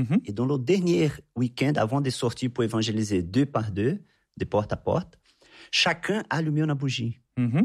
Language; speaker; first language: French; non-native, fluent; Portuguese